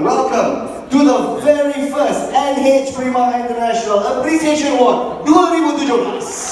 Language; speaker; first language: English; non-native, local second language; Malay